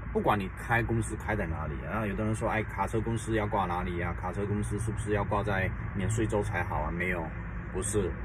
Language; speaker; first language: Chinese; native; Chinese